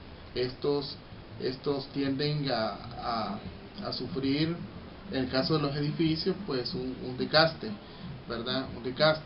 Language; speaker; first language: Spanish; native; Spanish